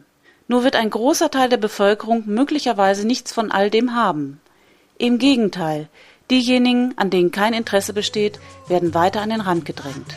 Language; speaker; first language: German; native; German